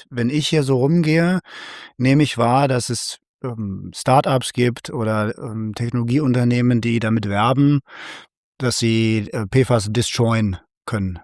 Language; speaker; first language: German; native; German